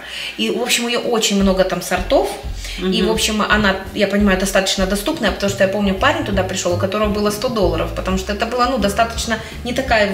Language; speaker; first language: Russian; native; Russian